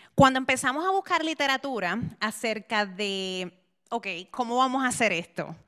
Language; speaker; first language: Spanish; native; Spanish